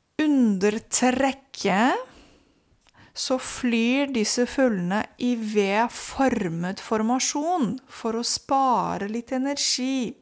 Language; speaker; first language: Norwegian; non-native, fluent; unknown